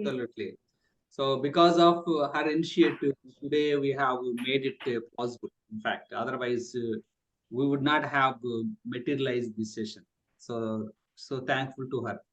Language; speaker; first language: English; non-native, local second language; Telugu